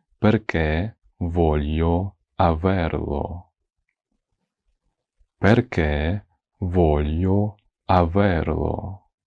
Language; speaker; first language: Italian; non-native, fluent; Ukrainian